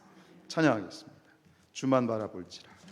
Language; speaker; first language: Korean; native; Korean